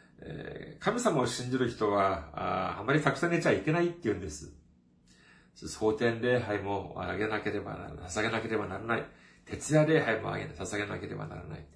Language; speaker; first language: Japanese; non-native, fluent; Korean